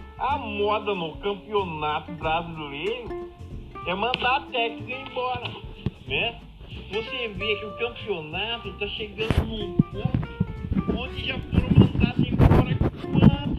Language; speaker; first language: Portuguese; native; Portuguese